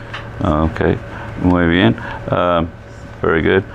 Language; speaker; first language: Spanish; non-native, fluent; English